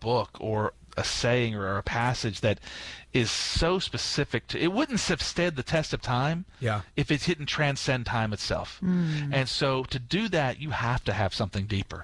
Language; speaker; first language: English; native; English